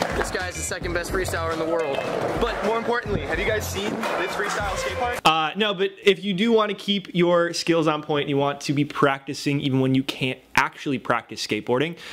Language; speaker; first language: English; native; English